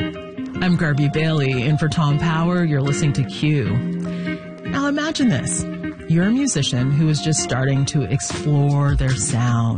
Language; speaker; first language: English; native; English